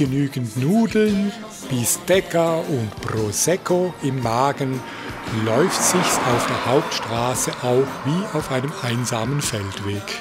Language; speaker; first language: German; native; German